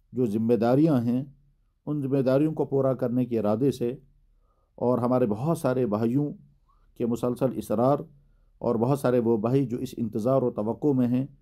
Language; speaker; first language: Urdu; non-native, local second language; Kashmiri